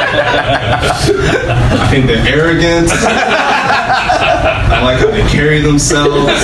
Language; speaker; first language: English; native; English